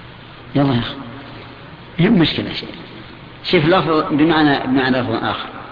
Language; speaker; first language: Arabic; native; Arabic